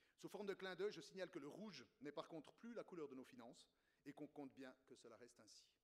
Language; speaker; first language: French; native; French